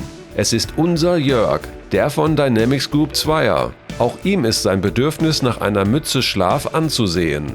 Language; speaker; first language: German; native; German